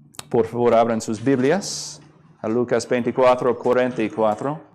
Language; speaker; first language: Spanish; non-native, fluent; English